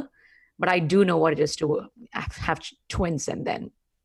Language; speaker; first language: English; non-native, local second language; Malayalam